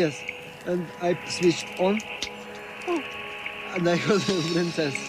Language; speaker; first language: English; non-native, learner; Russian